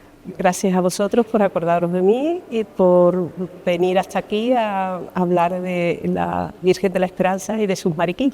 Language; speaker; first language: Spanish; native; Spanish